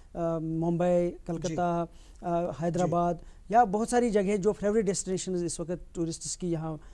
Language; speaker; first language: Hindi; non-native, local second language; Kashmiri